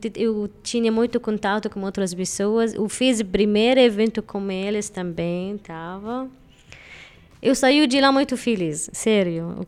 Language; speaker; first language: Portuguese; non-native, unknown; Arabic